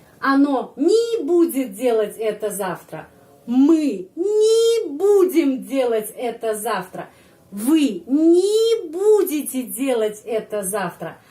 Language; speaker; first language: Russian; non-native, fluent; Indonesian